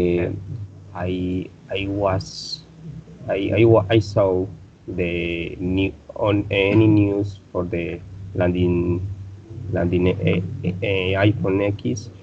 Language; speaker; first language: English; non-native, learner; Spanish